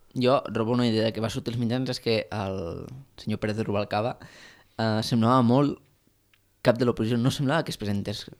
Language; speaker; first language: Catalan; native; Catalan